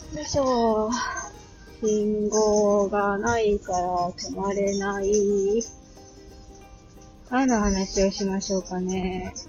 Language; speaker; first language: Japanese; native; Japanese